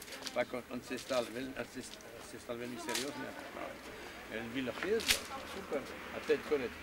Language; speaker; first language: Czech; non-native, learner; French